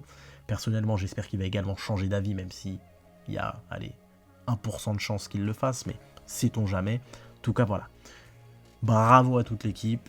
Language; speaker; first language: French; native; French